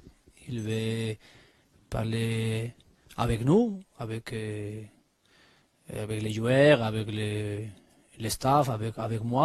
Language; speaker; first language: French; non-native, learner; Spanish